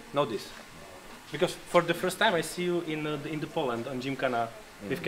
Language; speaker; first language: English; non-native, learner; Czech